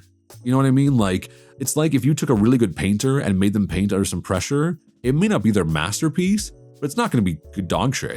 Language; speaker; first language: English; native; English